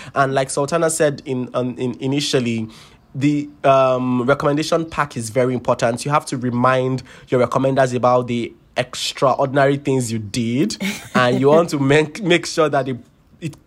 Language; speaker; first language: English; non-native, local second language; Yoruba